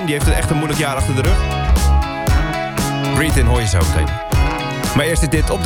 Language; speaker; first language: Dutch; native; Dutch